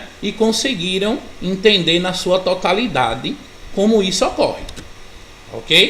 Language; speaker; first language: Portuguese; native; Portuguese